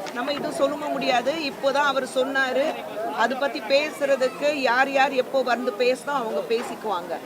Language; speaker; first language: Tamil; non-native, fluent; Hindi